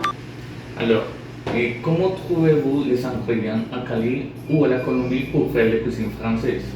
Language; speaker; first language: French; non-native, learner; Spanish